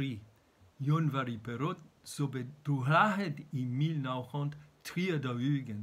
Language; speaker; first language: Welsh; native; Welsh